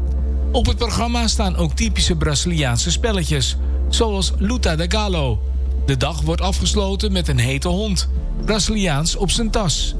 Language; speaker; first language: Dutch; native; Dutch